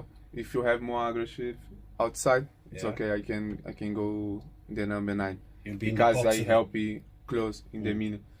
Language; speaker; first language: English; non-native, learner; Portuguese